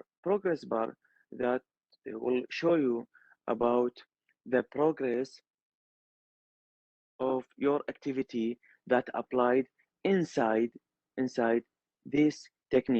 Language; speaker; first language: English; non-native, learner; Arabic